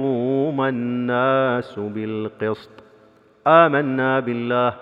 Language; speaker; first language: Arabic; native; Arabic